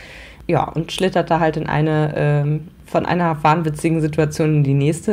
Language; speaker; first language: German; native; German